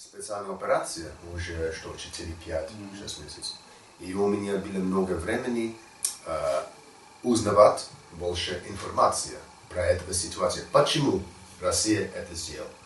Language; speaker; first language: Russian; non-native, learner; English